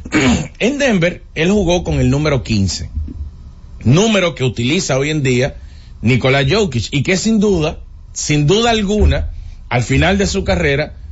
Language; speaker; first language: Spanish; native; Spanish